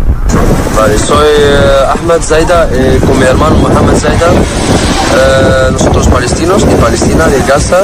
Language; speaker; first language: Spanish; non-native, learner; Arabic